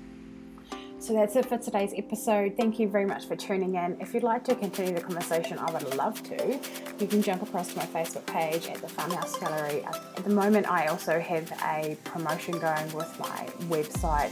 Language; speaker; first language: English; native; English